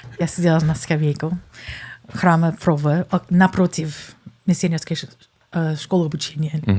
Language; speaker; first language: Russian; non-native, fluent; English